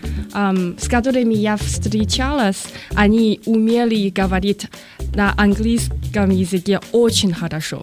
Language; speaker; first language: Russian; non-native, learner; Chinese